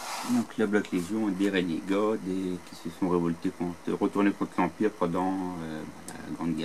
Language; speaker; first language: French; native; French